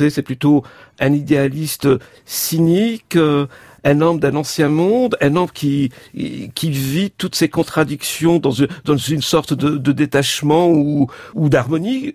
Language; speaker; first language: French; native; French